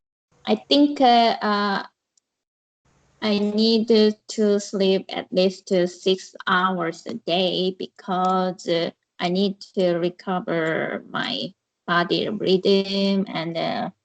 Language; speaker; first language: English; non-native, learner; Korean